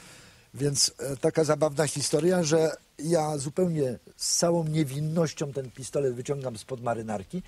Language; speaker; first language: Polish; native; Polish